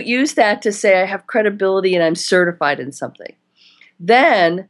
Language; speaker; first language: English; native; English